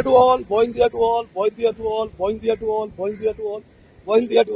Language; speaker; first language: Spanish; non-native, learner; Hindi